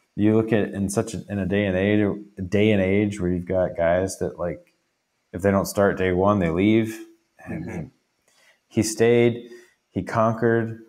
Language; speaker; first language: English; native; English